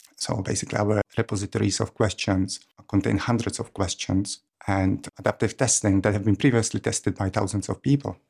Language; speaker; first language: English; non-native, fluent; Czech